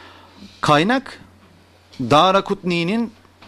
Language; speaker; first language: Turkish; native; Turkish